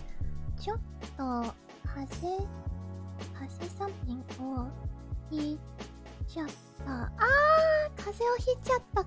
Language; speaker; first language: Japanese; non-native, learner; English